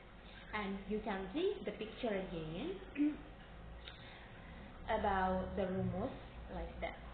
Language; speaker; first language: English; non-native, learner; Indonesian